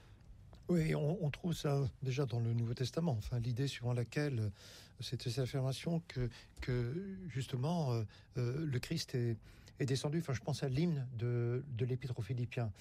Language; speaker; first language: French; native; French